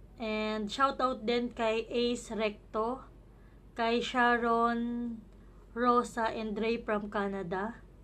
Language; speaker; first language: Filipino; native; Filipino